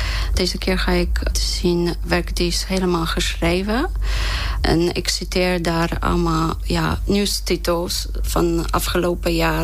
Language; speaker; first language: Dutch; non-native, fluent; Polish